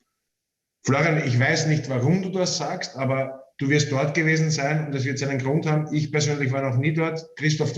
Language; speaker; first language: German; native; German